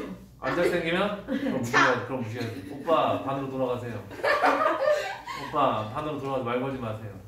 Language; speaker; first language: Korean; native; Korean